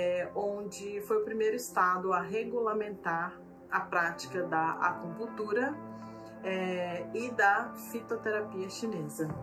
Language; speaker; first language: Portuguese; early bilingual, heritage; Portuguese